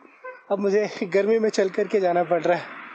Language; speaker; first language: Hindi; native; Hindi